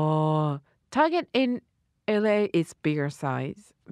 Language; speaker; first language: English; non-native, learner; Japanese